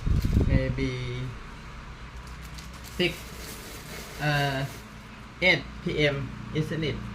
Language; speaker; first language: English; non-native, learner; Thai